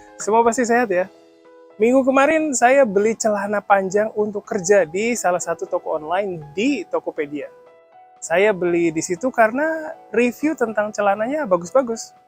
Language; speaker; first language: Indonesian; native; Indonesian